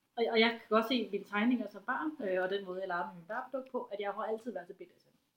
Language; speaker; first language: Danish; native; Danish